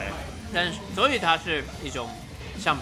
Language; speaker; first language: Chinese; non-native, fluent; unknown